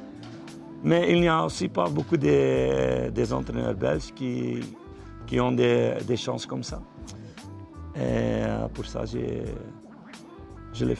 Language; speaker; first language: French; non-native, fluent; Dutch